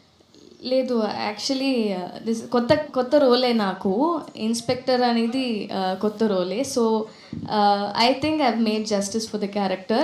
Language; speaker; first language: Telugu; non-native, fluent; Tamil